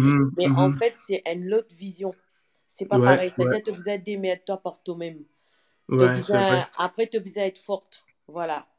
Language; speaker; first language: French; non-native, local second language; Morisyen